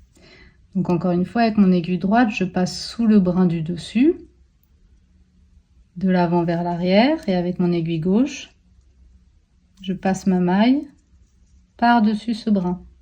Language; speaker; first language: French; native; French